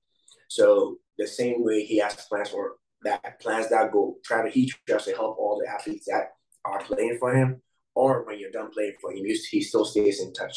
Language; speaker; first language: English; non-native, local second language; Akan